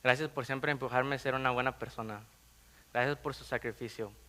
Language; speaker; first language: Spanish; early bilingual, heritage; Spanish